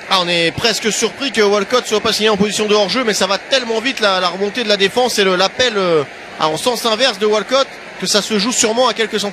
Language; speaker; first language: French; native; French